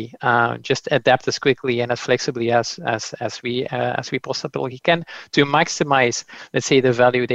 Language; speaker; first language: English; non-native, fluent; Dutch